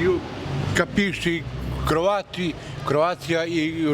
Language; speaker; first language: Italian; non-native, learner; Croatian